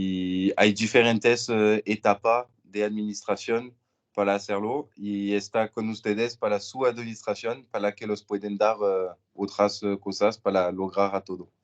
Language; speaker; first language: Spanish; non-native, learner; French